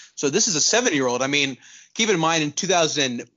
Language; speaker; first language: English; non-native, local second language; Urdu